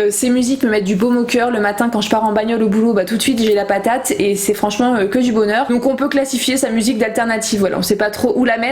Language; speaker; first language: French; native; French